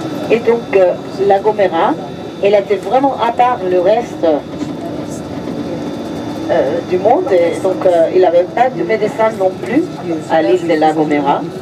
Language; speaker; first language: French; non-native, fluent; Spanish